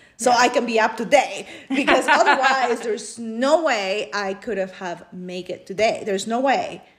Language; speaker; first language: English; non-native, fluent; Spanish